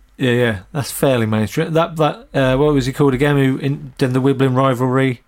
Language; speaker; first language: English; native; English